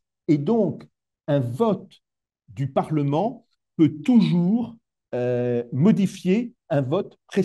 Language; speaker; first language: French; native; French